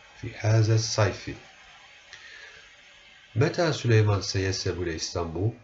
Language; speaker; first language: Arabic; non-native, fluent; Turkish